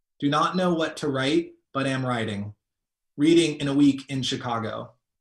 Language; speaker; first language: English; early bilingual, other home language; Spanish